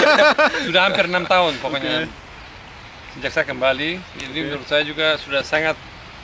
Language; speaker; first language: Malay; early bilingual, other home language; German